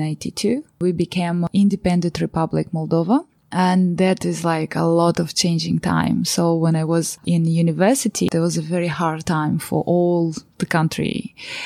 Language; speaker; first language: English; non-native, fluent; Romanian